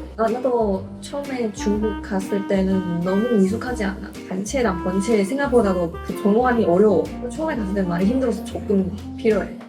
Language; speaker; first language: Korean; non-native, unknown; Chinese